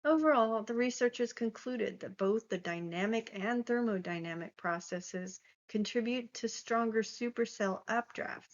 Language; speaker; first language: English; native; English